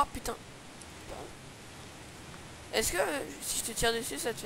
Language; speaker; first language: French; native; French